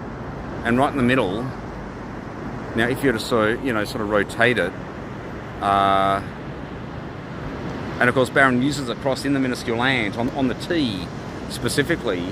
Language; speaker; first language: English; native; English